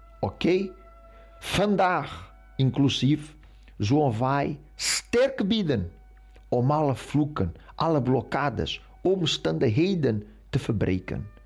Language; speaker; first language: Dutch; non-native, fluent; Portuguese